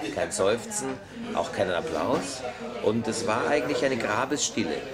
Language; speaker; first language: German; native; German